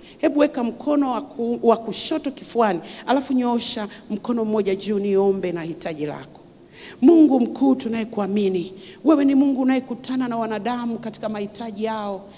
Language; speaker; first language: Swahili; native; Swahili